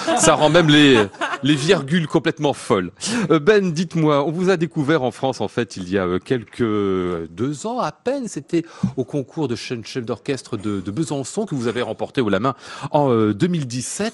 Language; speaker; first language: French; native; French